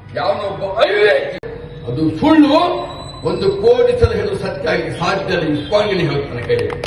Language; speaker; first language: Kannada; non-native, local second language; Urdu